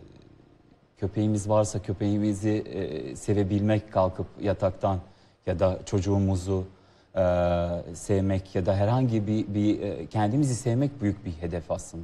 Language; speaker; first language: Turkish; non-native, fluent; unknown